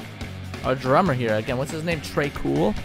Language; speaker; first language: English; native; English